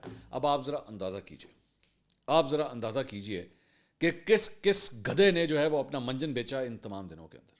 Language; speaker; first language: Urdu; native; Urdu